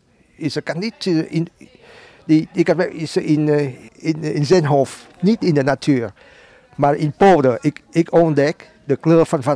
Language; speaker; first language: Dutch; non-native, learner; Vietnamese